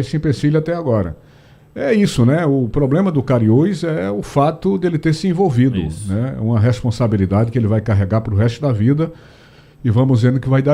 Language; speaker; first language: Portuguese; native; Portuguese